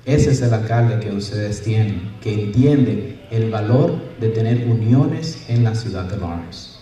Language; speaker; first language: Spanish; early bilingual, other home language; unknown